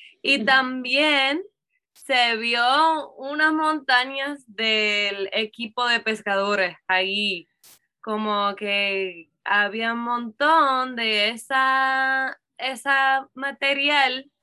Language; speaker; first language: Spanish; non-native, learner; English